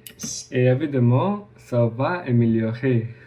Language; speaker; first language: French; non-native, learner; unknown